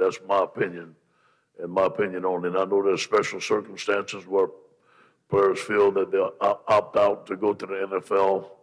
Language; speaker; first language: English; native; English